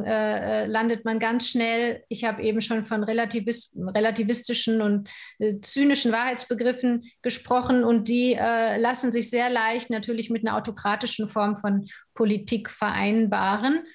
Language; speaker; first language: German; native; German